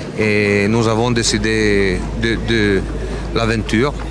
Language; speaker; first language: French; non-native, learner; Italian